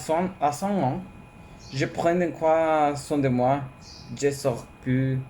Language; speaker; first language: French; non-native, learner; Spanish